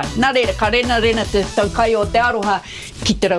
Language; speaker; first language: Māori; non-native, local second language; English